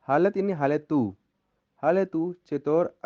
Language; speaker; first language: Persian; non-native, fluent; Urdu